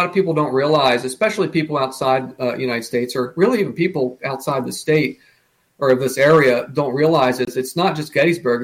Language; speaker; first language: English; native; English